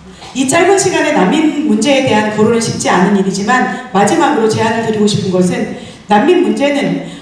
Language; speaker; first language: Korean; native; Korean